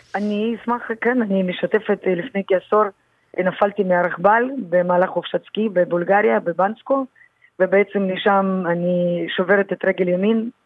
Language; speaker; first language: Hebrew; early bilingual, other home language; Russian